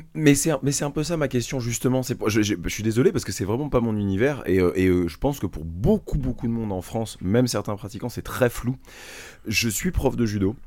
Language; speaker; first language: French; native; French